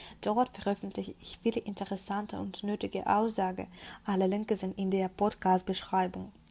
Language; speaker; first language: German; non-native, fluent; Russian